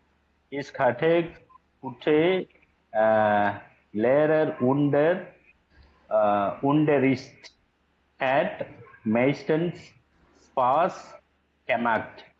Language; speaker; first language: German; non-native, learner; Tamil